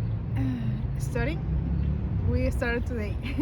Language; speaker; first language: English; non-native, learner; Spanish